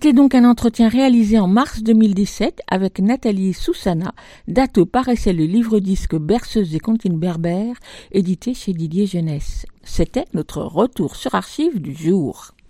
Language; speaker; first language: French; native; French